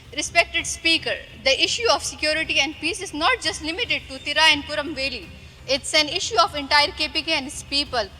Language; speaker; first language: English; non-native, local second language; Pashto